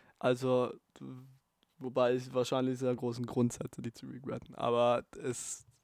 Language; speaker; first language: German; native; German